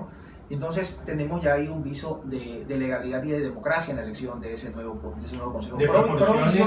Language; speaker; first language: Spanish; native; Spanish